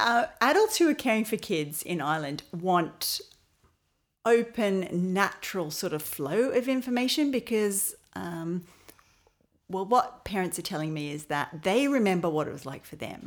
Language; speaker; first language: English; native; English